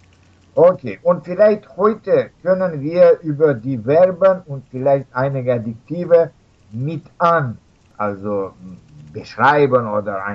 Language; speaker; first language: German; non-native, learner; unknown